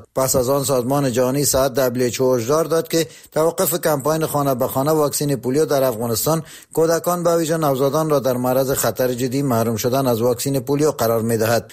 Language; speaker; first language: Persian; native; Persian